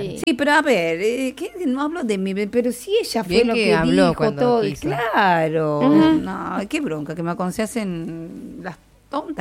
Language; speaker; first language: Spanish; native; Spanish